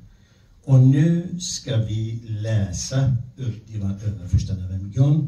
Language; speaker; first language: Swedish; non-native, fluent; Kurdish